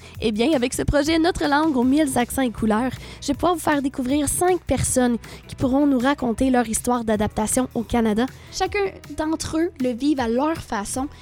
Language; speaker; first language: French; native; French